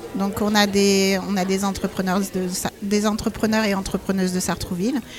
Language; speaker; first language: French; non-native, fluent; Spanish